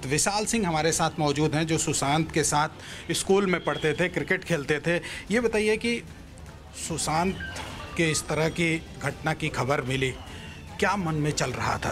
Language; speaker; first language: Hindi; native; Hindi